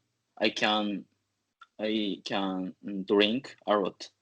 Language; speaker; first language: English; non-native, learner; Japanese